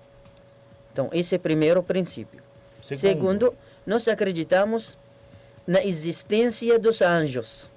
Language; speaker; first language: Portuguese; non-native, learner; Arabic